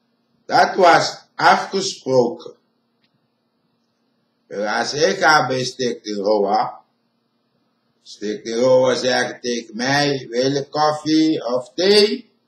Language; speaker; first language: Dutch; non-native, local second language; Papiamento